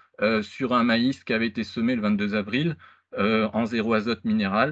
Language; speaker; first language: French; native; French